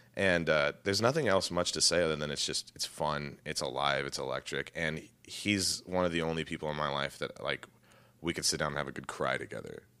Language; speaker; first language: English; native; English